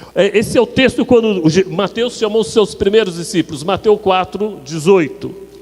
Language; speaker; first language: Portuguese; native; Portuguese